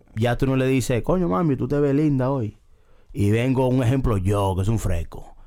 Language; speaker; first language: Spanish; early bilingual, heritage; Spanish